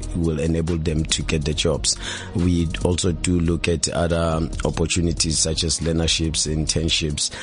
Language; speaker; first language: English; non-native, local second language; Zulu